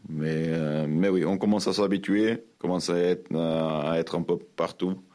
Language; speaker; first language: French; non-native, fluent; Portuguese